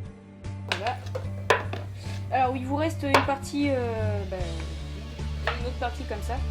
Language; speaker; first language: French; native; French